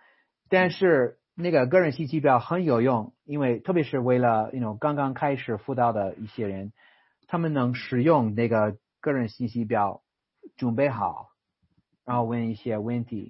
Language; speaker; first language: Chinese; non-native, fluent; English